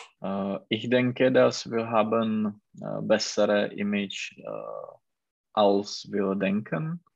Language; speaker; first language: German; non-native, learner; Czech